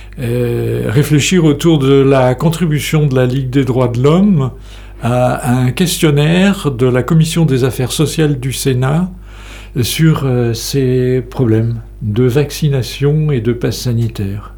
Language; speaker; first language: French; native; French